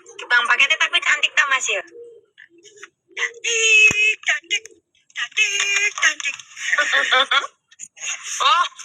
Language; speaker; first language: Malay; non-native, local second language; Javanese